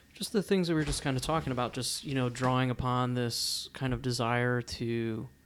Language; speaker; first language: English; native; English